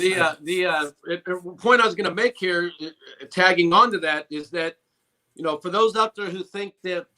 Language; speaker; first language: English; native; English